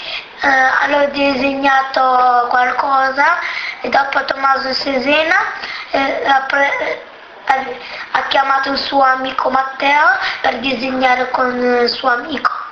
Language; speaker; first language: Italian; non-native, local second language; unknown